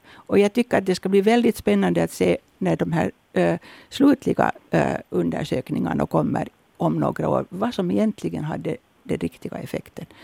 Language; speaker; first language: Swedish; native; Swedish